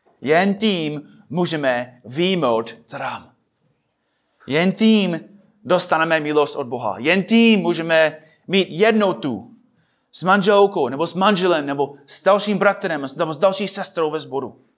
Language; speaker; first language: Czech; non-native, fluent; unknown